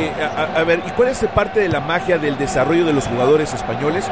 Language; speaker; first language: Spanish; native; Spanish